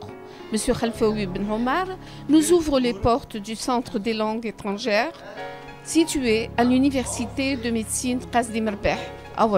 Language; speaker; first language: French; non-native, local second language; Arabic